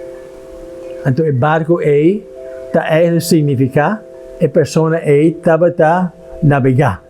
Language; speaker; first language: Portuguese; non-native, learner; Papiamento